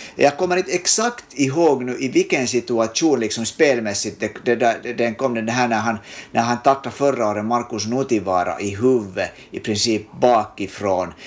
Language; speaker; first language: Swedish; native; Swedish